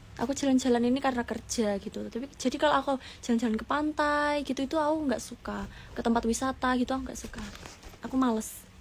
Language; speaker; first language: Indonesian; non-native, local second language; Javanese